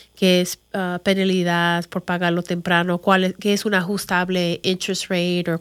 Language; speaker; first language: Spanish; early bilingual, other home language; English